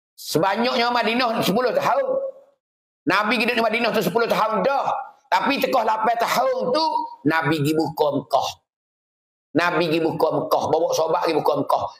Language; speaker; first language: Malay; native; Malay